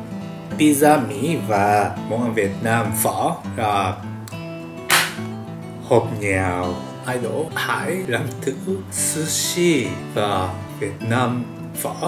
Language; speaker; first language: Vietnamese; non-native, learner; Japanese